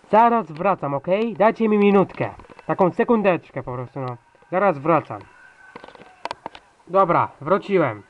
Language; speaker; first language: Polish; native; Polish